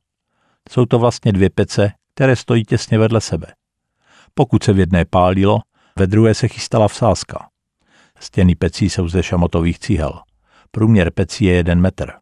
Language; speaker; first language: Czech; native; Czech